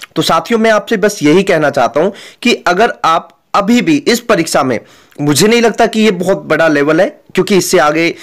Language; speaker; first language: Hindi; native; Hindi